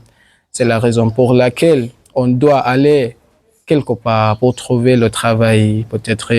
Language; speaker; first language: French; non-native, learner; Swahili